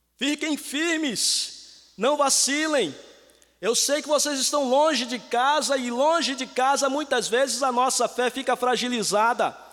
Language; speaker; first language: Portuguese; native; Portuguese